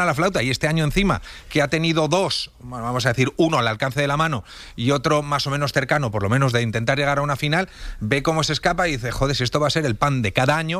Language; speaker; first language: Spanish; native; Spanish